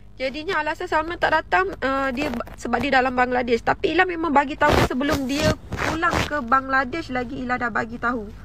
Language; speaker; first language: Malay; native; Malay